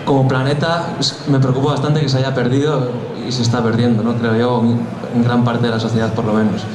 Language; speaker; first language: Spanish; non-native, local second language; Basque